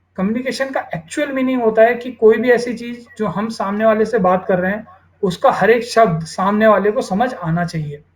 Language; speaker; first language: Hindi; native; Hindi